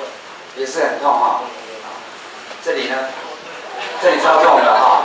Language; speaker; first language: Chinese; native; Chinese